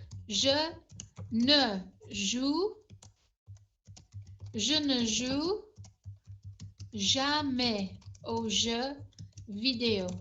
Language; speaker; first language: French; non-native, fluent; English